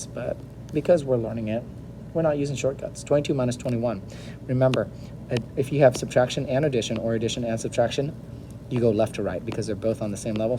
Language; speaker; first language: English; native; English